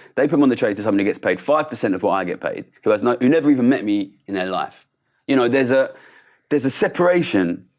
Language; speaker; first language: English; native; English